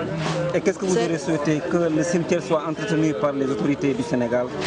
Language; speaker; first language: French; native; French